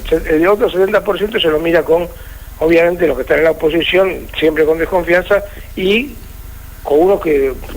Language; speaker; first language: Spanish; native; Spanish